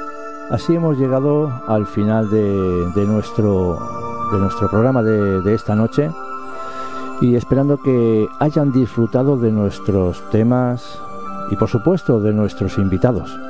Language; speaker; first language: Spanish; native; Spanish